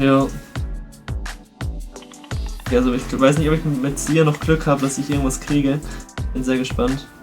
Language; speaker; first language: German; native; German